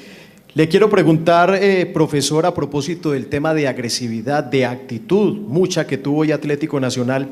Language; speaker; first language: Spanish; native; Spanish